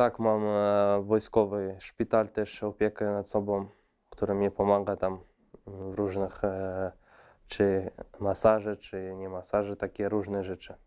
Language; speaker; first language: Polish; non-native, fluent; Russian